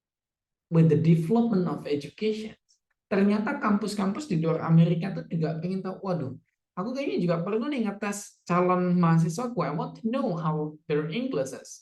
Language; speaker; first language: Indonesian; native; Indonesian